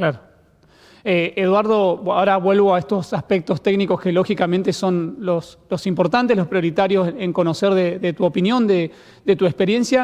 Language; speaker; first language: Spanish; native; Spanish